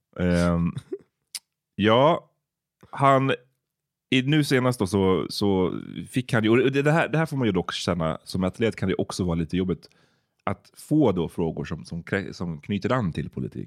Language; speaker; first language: Swedish; native; Swedish